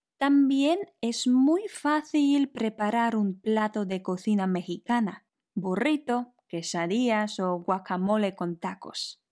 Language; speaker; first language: Spanish; non-native, fluent; Polish